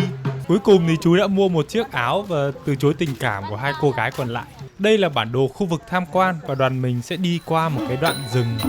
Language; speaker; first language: Vietnamese; native; Vietnamese